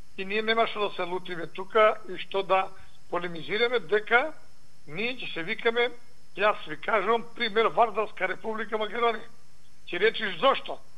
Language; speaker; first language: Macedonian; native; Macedonian